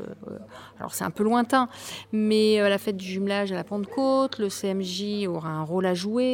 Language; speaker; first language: French; native; French